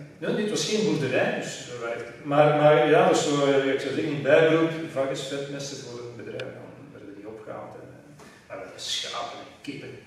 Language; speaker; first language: Dutch; native; Dutch